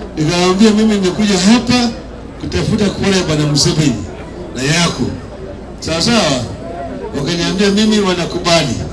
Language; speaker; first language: Swahili; non-native, local second language; Gusii